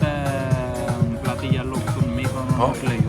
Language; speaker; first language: Albanian; early bilingual, heritage; Albanian